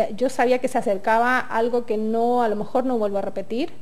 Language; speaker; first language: Spanish; native; Spanish